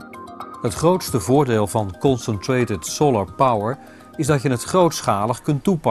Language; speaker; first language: Dutch; native; Dutch